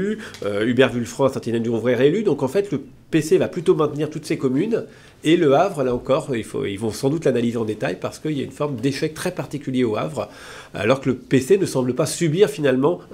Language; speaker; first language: French; native; French